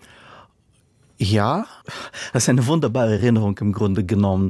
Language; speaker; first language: German; non-native, fluent; Russian